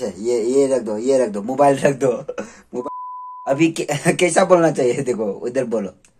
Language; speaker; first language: Hindi; non-native, local second language; Manipuri